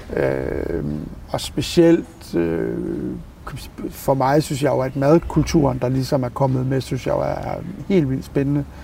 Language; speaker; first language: Danish; native; Danish